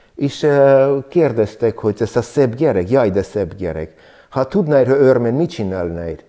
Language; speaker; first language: Hungarian; non-native, learner; Armenian